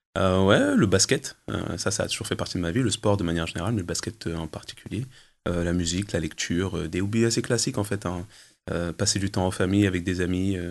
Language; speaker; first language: French; early bilingual, other home language; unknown